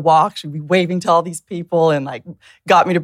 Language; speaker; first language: English; native; English